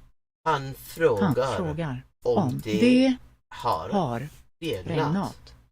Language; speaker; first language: Swedish; non-native, learner; English